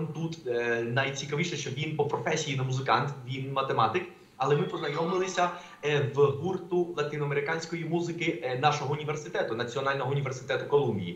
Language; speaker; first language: Ukrainian; non-native, fluent; Spanish